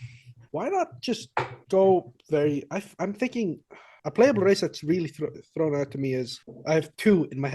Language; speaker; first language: English; non-native, fluent; Icelandic